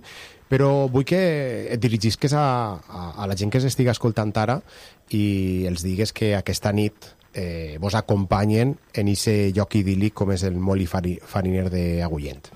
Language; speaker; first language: Catalan; native; Catalan